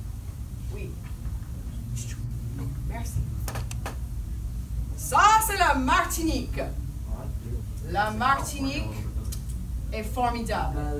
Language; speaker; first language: French; non-native, fluent; English